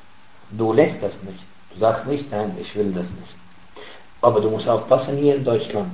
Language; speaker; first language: German; non-native, fluent; Arabic